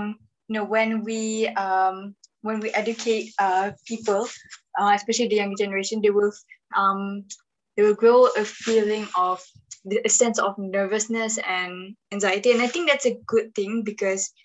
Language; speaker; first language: English; non-native, local second language; Malay